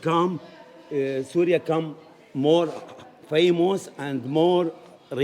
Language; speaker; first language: English; non-native, learner; Arabic